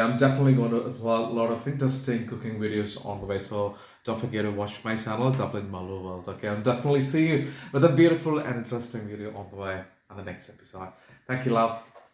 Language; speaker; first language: English; non-native, local second language; Malayalam